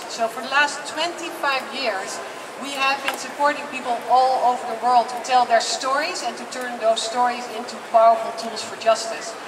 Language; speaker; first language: English; non-native, fluent; Dutch